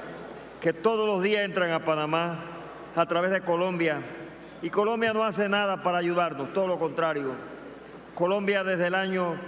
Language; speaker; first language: Spanish; native; Spanish